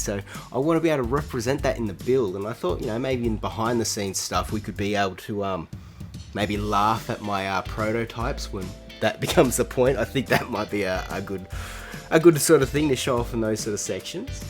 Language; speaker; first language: English; native; English